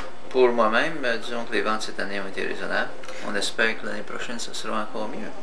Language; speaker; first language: French; native; French